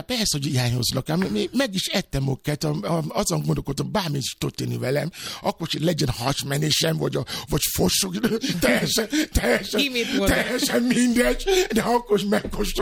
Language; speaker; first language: Hungarian; non-native, fluent; Yoruba